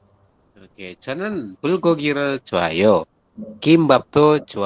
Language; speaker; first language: Korean; non-native, fluent; Indonesian